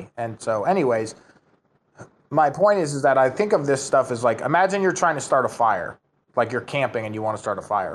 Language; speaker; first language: English; native; English